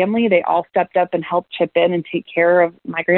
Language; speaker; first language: English; native; English